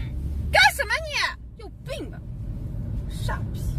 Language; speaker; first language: Chinese; native; Chinese